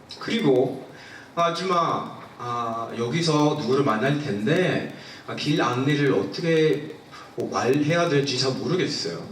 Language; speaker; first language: Korean; non-native, fluent; English